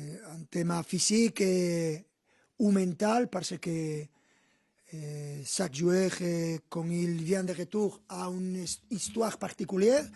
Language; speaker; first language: French; non-native, fluent; Spanish